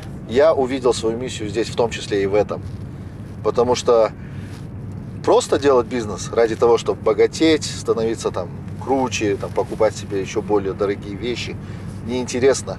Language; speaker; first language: Russian; native; Russian